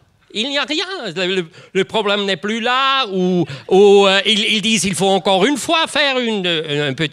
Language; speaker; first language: French; non-native, local second language; German